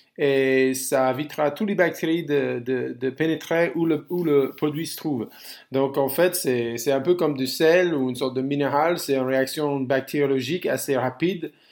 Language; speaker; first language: French; non-native, fluent; English